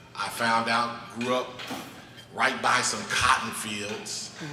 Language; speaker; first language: English; native; English